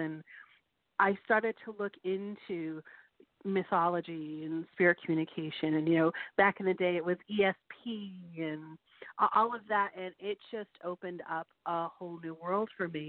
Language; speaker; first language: English; native; English